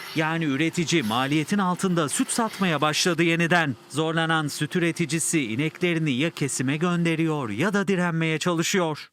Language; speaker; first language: Turkish; native; Turkish